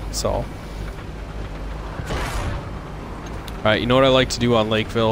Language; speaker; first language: English; native; English